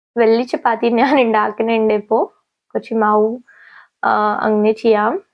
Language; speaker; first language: Malayalam; non-native, local second language; Hindi